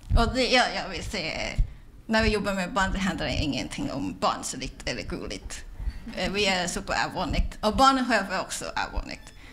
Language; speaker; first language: Swedish; non-native, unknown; Cantonese